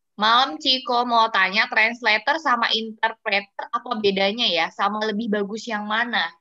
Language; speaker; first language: Indonesian; native; Indonesian